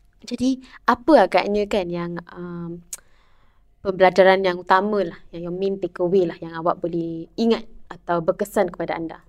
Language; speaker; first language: Malay; native; Malay